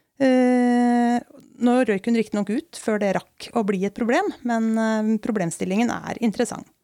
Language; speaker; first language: Norwegian; native; Norwegian